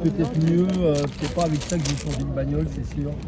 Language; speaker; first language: French; native; French